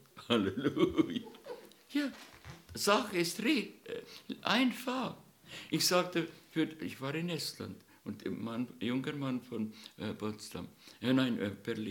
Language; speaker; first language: German; non-native, learner; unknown